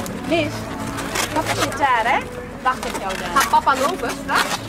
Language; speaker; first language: Dutch; native; Dutch